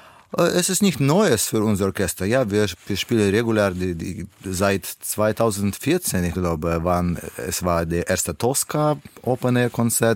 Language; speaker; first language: German; non-native, fluent; Russian